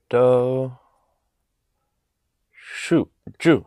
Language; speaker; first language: Chinese; non-native, learner; English